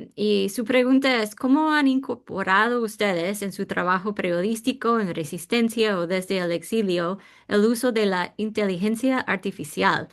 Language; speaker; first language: Spanish; non-native, fluent; English